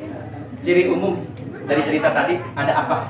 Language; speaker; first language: Indonesian; native; Indonesian